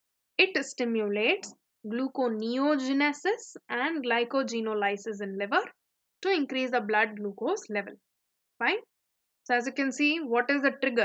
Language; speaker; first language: English; non-native, local second language; Hindi